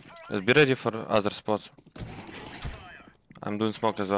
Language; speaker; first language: English; non-native, fluent; Russian